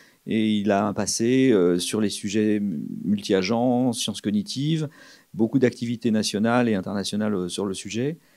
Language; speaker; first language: French; native; French